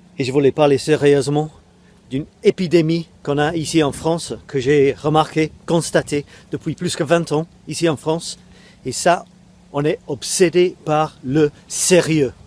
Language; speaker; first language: French; non-native, fluent; English